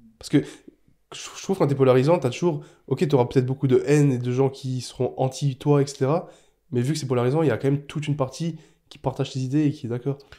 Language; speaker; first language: French; native; French